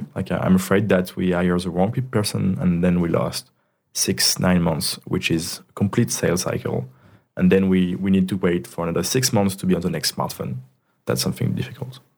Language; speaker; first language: English; non-native, fluent; French